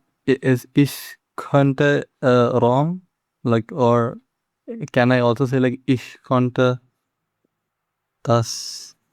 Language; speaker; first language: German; non-native, learner; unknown